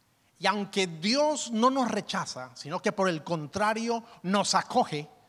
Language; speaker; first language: Spanish; native; Spanish